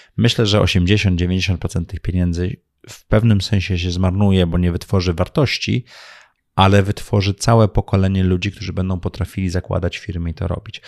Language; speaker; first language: Polish; early bilingual, heritage; Polish